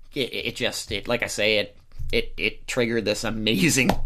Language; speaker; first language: English; native; English